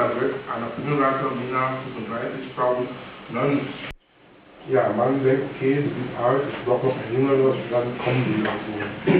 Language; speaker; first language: German; non-native, fluent; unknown